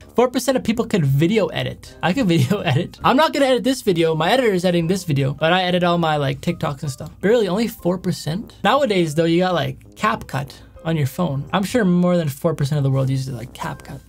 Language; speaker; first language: English; native; English